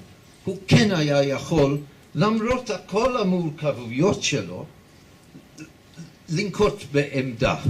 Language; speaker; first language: Hebrew; non-native, fluent; English